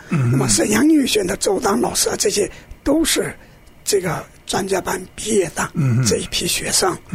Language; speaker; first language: Chinese; non-native, local second language; Korean